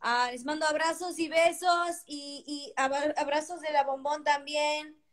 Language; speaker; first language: Spanish; early bilingual, heritage; Spanish